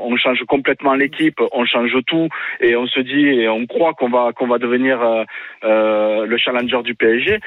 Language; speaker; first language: French; native; French